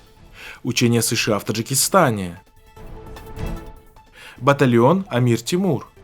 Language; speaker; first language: Russian; native; Russian